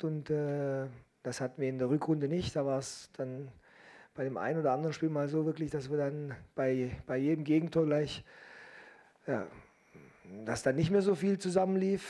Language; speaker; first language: German; native; German